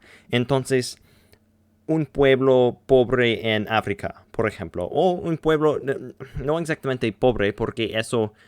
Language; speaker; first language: Spanish; non-native, learner; English